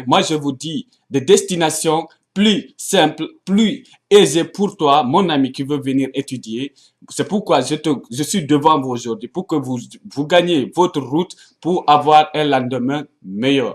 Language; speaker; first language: French; non-native, local second language; Arabic